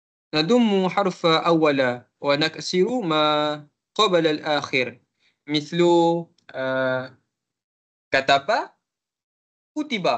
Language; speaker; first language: Arabic; non-native, learner; Malay